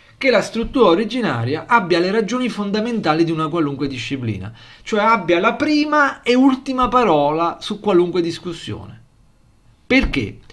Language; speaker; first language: Italian; native; Italian